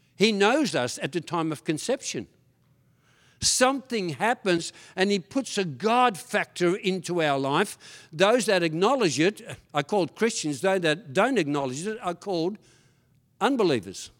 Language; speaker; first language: English; early bilingual, other home language; Dutch